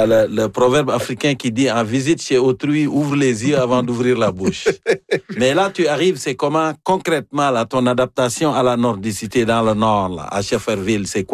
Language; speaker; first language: French; native; French